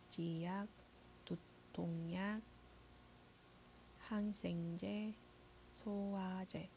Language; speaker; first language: Korean; non-native, fluent; Iloko